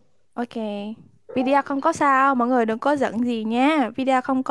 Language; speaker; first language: Vietnamese; non-native, fluent; Malay